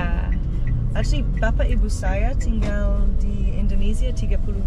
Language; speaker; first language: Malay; non-native, learner; English